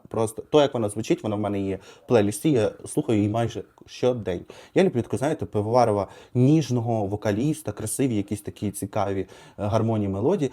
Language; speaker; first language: Ukrainian; native; Ukrainian